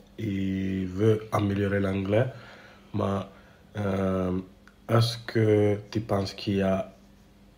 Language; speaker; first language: French; non-native, learner; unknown